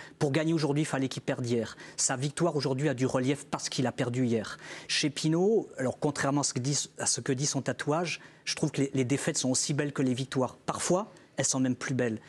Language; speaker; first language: French; native; French